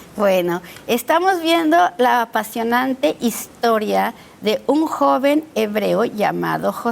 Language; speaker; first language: Spanish; native; Spanish